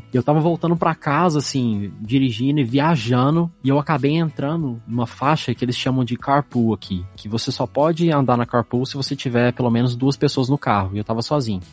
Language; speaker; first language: Portuguese; native; Portuguese